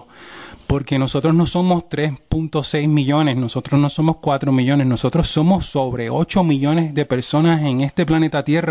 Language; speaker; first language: Spanish; native; Spanish